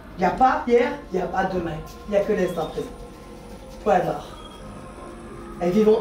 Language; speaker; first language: French; native; French